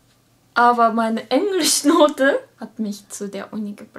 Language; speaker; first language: German; non-native, learner; Japanese